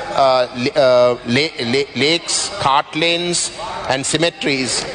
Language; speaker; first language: English; non-native, local second language; Tamil